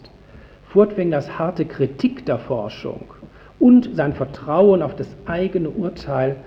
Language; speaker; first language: German; native; German